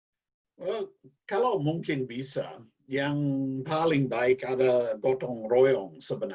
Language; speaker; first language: Indonesian; non-native, learner; English